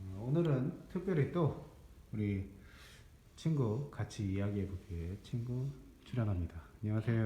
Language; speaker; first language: Korean; native; Korean